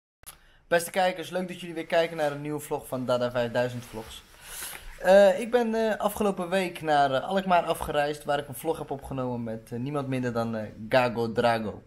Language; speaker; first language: Dutch; native; Dutch